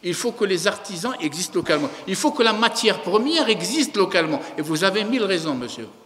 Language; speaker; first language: French; non-native, local second language; Arabic